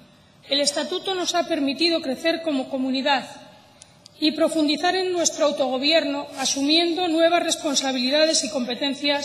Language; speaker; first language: Spanish; native; Spanish